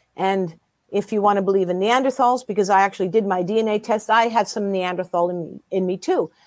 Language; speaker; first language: English; early bilingual, other home language; German